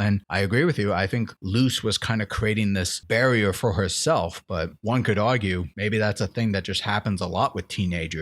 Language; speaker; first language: English; native; English